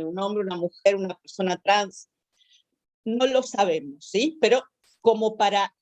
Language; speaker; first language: Spanish; native; Spanish